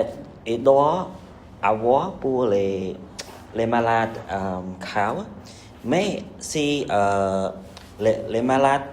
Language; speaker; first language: French; non-native, learner; Khmer